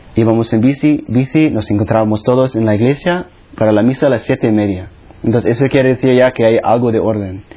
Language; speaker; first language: Spanish; non-native, fluent; Filipino